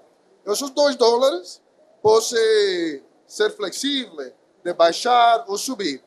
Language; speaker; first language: Portuguese; non-native, fluent; Spanish